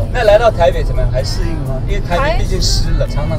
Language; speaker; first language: Chinese; native; Chinese